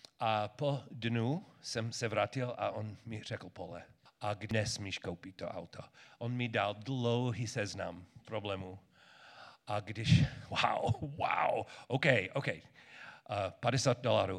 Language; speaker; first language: Czech; non-native, learner; English